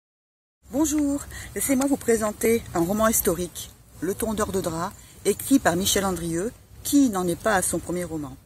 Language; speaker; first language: French; native; French